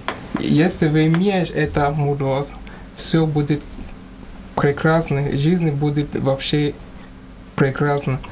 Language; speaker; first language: Russian; non-native, learner; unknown